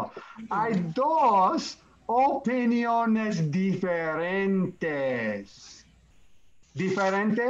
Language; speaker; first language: Spanish; non-native, fluent; English